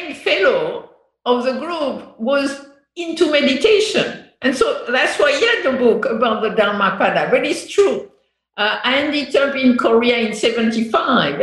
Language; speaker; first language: English; non-native, fluent; French